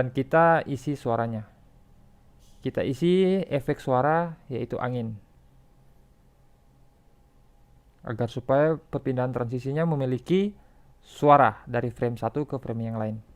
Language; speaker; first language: Indonesian; native; Indonesian